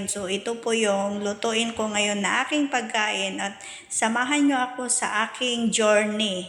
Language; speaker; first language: Filipino; non-native, local second language; Cebuano